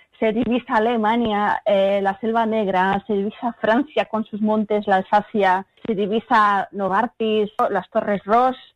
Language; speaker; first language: Spanish; early bilingual, other home language; German